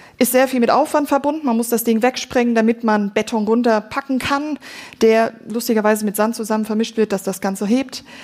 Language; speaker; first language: German; native; German